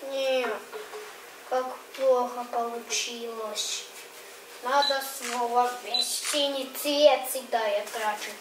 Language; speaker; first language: Russian; early bilingual, heritage; Russian